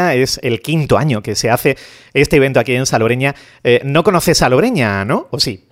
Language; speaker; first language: Spanish; native; Spanish